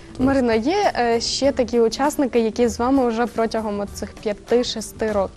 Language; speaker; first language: Ukrainian; native; Ukrainian